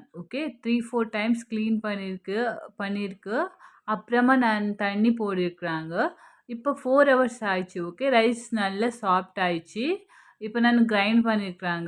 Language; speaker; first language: Tamil; non-native, learner; Kannada